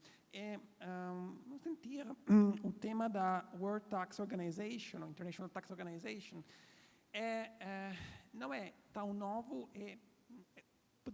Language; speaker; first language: Portuguese; non-native, fluent; Italian